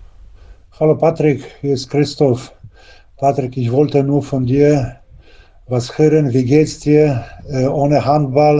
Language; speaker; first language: German; non-native, fluent; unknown